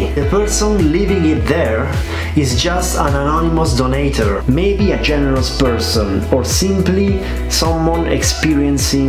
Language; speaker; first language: English; non-native, fluent; Italian